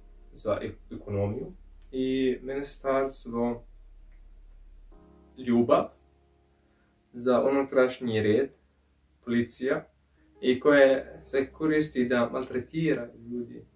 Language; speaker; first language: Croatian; early bilingual, heritage; English